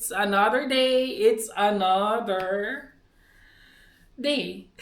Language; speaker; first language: English; non-native, local second language; Filipino